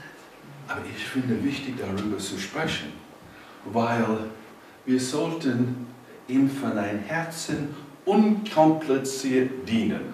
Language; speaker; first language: German; non-native, fluent; English